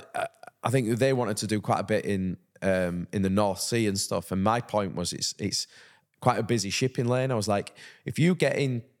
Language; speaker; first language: English; native; English